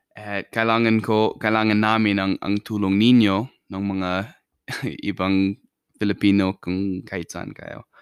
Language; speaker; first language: Filipino; non-native, fluent; English